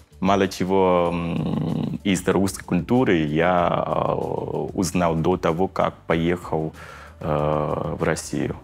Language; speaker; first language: Russian; non-native, fluent; Vietnamese